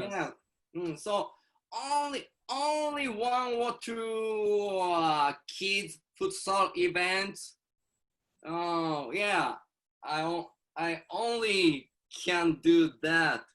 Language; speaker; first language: English; non-native, learner; Japanese